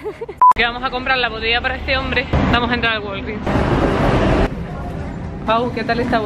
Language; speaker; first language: Spanish; native; Spanish